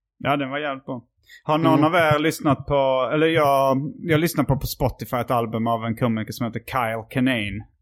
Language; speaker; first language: Swedish; native; Swedish